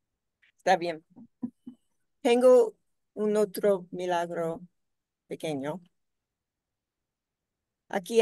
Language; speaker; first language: Spanish; non-native, learner; English